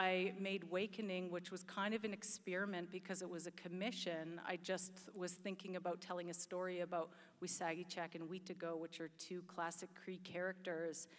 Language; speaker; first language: English; native; English